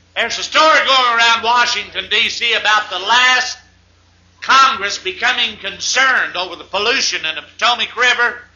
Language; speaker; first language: English; native; English